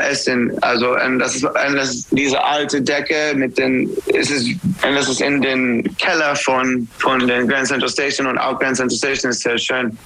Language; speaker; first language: German; non-native, learner; English